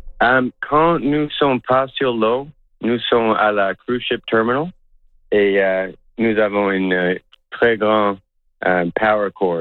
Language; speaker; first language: French; non-native, local second language; English